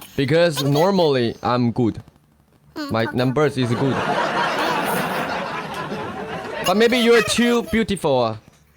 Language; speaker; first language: English; non-native, fluent; Chinese